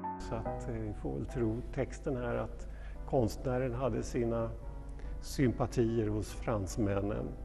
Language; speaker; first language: Swedish; native; Swedish